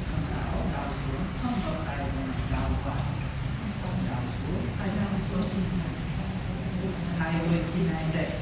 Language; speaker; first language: Vietnamese; non-native, fluent; Hindi